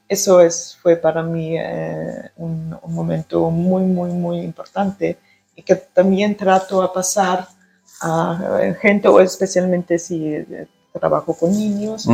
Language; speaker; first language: Spanish; early bilingual, heritage; German